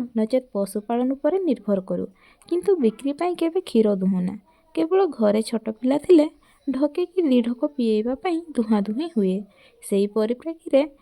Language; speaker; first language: Odia; non-native, local second language; Santali